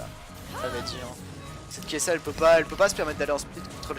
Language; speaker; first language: French; native; French